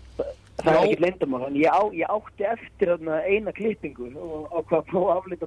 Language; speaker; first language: Icelandic; native; Icelandic